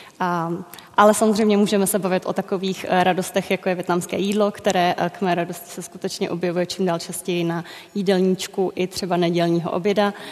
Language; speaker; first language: Czech; early bilingual, other home language; Vietnamese